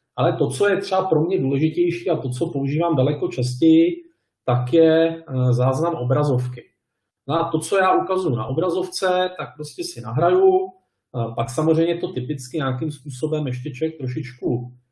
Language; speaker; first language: Czech; native; Czech